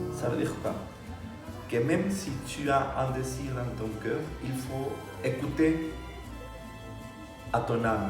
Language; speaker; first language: French; non-native, fluent; Spanish